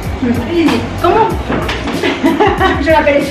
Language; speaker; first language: French; non-native, learner; Chinese